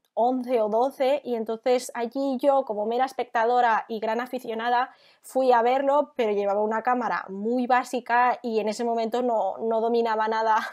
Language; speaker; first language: Spanish; native; Spanish